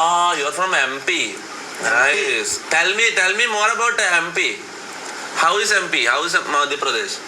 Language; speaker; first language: English; non-native, local second language; Malayalam